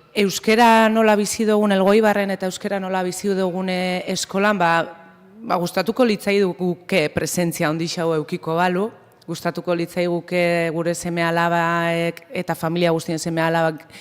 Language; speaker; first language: Basque; non-native, local second language; Spanish